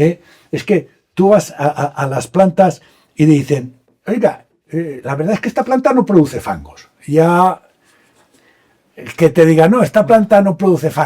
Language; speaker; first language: Spanish; native; Spanish